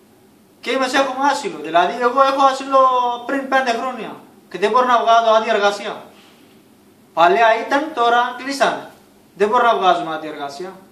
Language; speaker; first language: Greek; non-native, learner; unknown